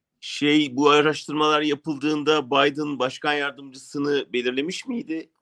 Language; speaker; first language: Turkish; native; Turkish